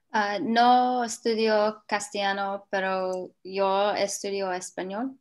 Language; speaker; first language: Spanish; non-native, learner; English